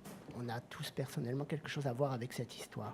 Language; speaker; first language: French; native; French